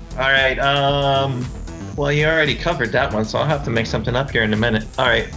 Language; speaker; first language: English; native; English